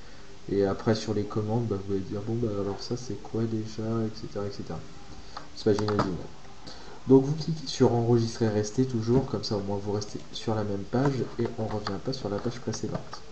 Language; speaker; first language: French; native; French